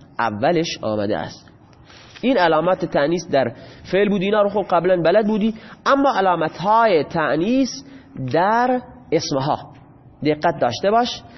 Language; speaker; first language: Persian; non-native, local second language; Baluchi